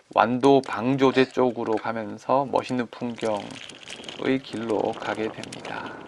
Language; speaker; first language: Korean; native; Korean